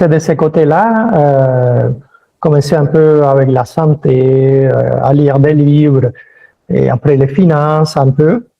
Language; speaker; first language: French; early bilingual, other home language; Spanish